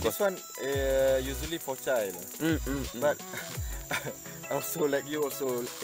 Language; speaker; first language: English; non-native, learner; Malay